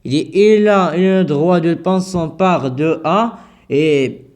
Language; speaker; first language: French; non-native, local second language; Arabic